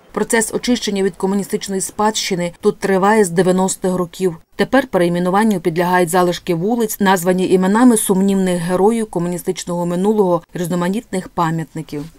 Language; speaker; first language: Ukrainian; native; Ukrainian